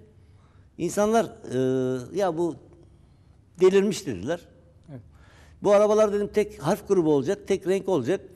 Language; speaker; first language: Turkish; native; Turkish